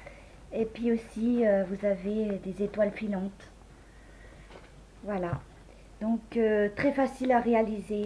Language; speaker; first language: French; native; French